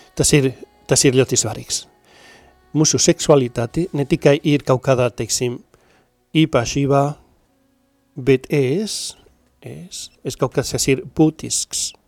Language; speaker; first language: Latvian; non-native, learner; Spanish